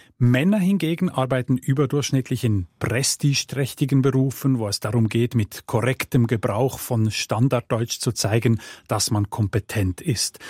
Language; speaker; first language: German; native; German